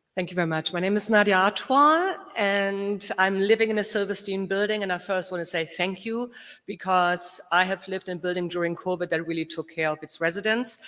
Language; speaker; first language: English; non-native, fluent; German